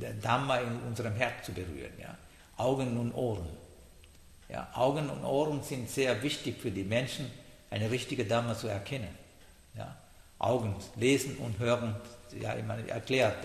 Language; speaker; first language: German; non-native, learner; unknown